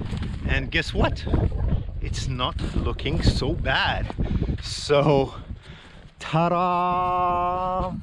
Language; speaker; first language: English; non-native, local second language; French